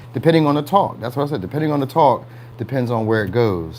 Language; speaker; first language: English; native; English